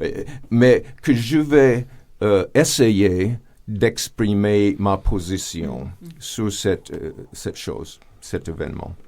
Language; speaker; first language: French; non-native, fluent; English